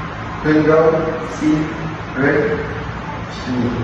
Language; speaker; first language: Chinese; non-native, learner; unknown